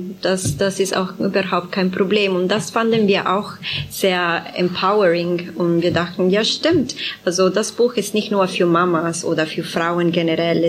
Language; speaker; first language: German; non-native, fluent; Italian